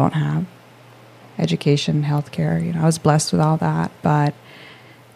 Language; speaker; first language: English; non-native, fluent; Swedish